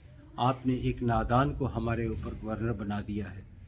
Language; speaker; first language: Urdu; native; Urdu